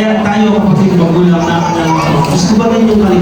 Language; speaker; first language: Filipino; native; Filipino